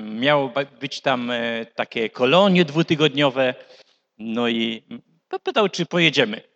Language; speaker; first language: Polish; native; Polish